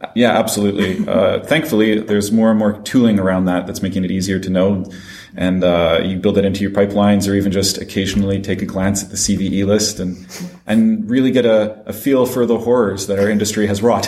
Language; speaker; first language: English; non-native, fluent; French